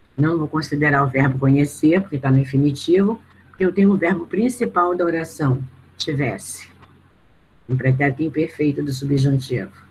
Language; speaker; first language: Portuguese; native; Portuguese